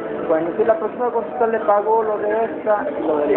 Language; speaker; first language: Spanish; native; Spanish